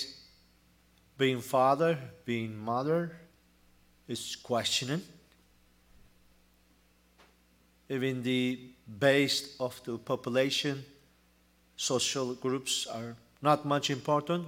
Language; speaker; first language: English; non-native, learner; Turkish